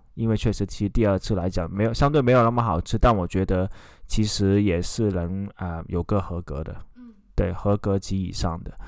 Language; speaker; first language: Chinese; native; Chinese